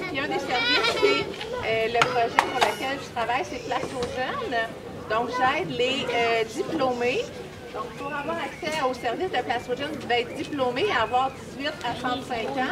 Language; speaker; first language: French; native; French